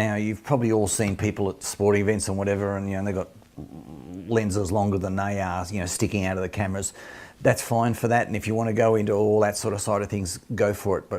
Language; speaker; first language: English; native; English